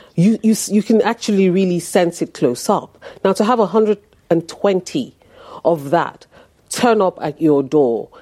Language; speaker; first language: English; non-native, local second language; Yoruba